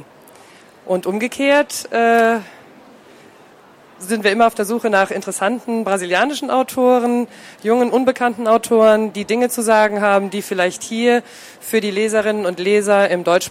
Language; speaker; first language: German; native; German